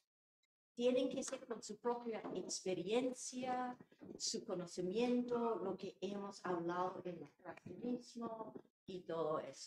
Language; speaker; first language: Spanish; non-native, fluent; English